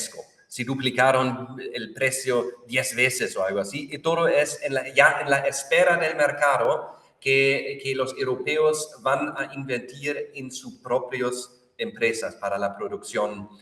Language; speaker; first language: Spanish; non-native, fluent; German